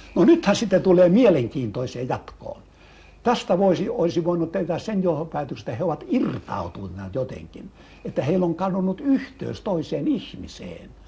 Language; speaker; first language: Finnish; native; Finnish